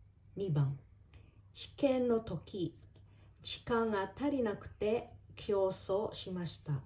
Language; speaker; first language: Japanese; non-native, fluent; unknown